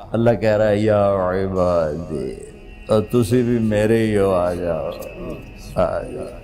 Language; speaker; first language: Urdu; non-native, local second language; Punjabi